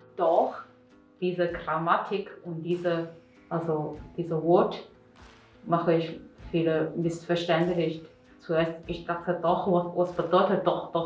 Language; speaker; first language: German; non-native, learner; Chinese